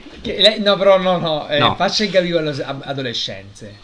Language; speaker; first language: Italian; native; Italian